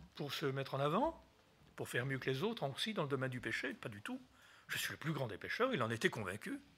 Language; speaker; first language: French; native; French